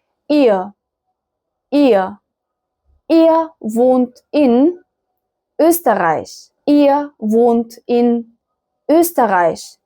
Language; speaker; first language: German; non-native, fluent; Arabic